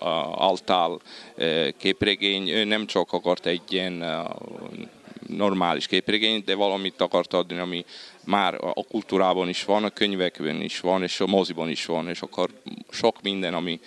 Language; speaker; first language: Hungarian; non-native, fluent; Italian